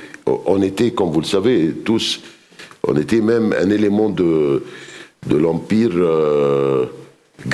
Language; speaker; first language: French; non-native, fluent; Arabic